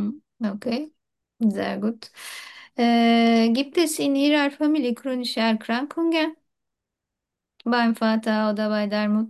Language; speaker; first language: German; non-native, learner; Turkish